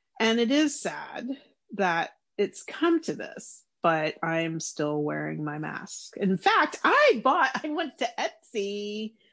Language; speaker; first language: English; native; English